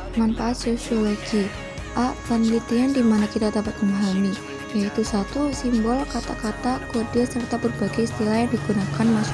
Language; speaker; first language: Indonesian; native; Indonesian